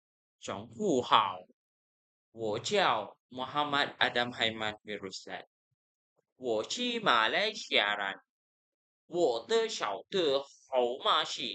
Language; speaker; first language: Chinese; non-native, learner; Malay